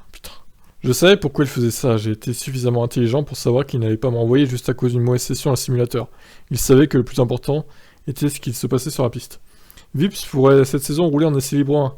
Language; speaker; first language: French; native; French